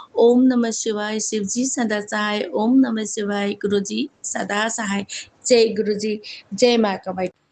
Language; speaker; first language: Hindi; non-native, local second language; Assamese